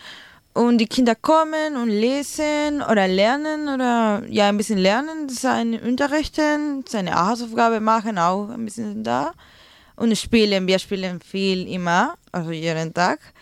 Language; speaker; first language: German; non-native, learner; Spanish